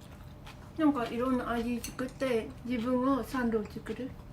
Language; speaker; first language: Japanese; non-native, fluent; Vietnamese